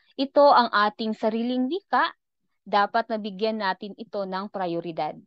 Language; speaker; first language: Filipino; non-native, local second language; Cebuano